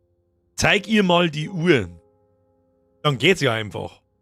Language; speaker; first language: German; native; German